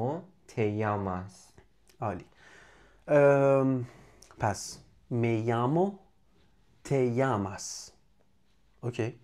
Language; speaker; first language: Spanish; non-native, fluent; Persian